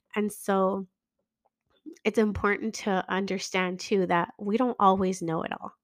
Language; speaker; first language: English; native; English